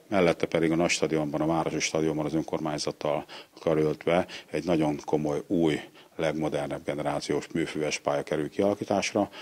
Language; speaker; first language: Hungarian; native; Hungarian